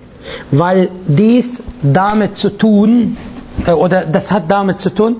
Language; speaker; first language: German; non-native, fluent; Arabic